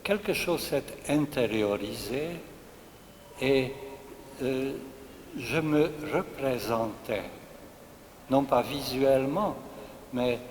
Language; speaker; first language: French; non-native, fluent; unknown